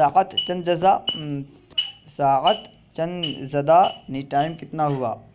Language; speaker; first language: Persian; non-native, fluent; Urdu